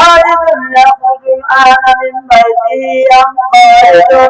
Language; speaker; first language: Arabic; non-native, fluent; Bangla